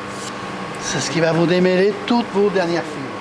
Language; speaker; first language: French; native; French